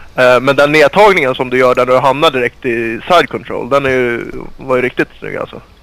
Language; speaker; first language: Swedish; native; Swedish